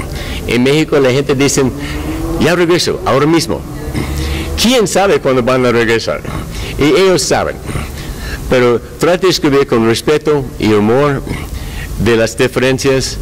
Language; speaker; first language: Spanish; non-native, learner; English